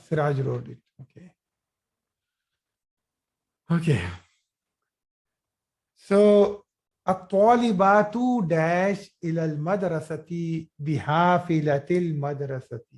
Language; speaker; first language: Arabic; non-native, fluent; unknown